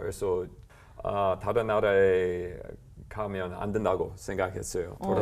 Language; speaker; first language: Korean; non-native, learner; English